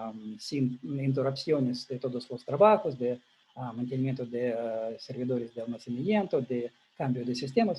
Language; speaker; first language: Spanish; non-native, learner; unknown